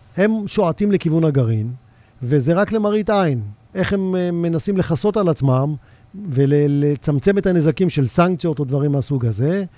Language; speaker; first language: Hebrew; native; Hebrew